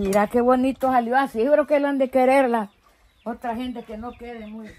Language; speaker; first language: Spanish; native; Spanish